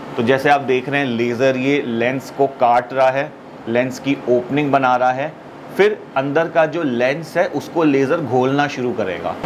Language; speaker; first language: Hindi; native; Hindi